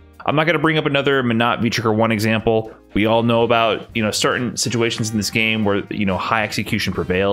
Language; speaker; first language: English; native; English